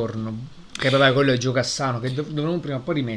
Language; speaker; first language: Italian; native; Italian